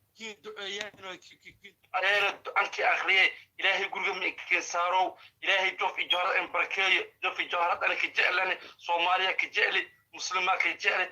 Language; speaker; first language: Somali; non-native, local second language; Maay